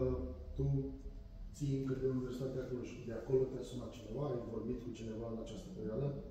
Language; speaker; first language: Romanian; native; Romanian